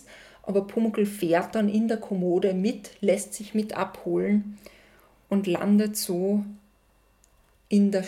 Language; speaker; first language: German; native; German